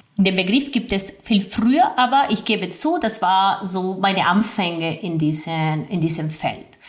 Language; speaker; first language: German; non-native, fluent; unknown